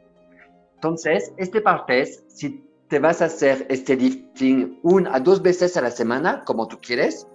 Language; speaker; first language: Spanish; non-native, learner; French